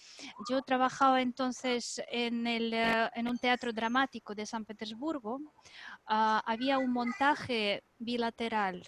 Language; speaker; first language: Spanish; non-native, fluent; Russian